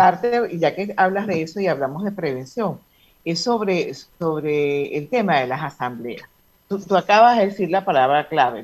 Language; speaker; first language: Spanish; native; Spanish